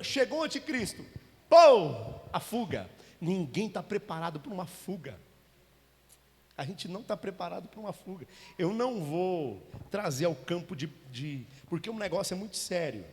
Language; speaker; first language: Portuguese; native; Portuguese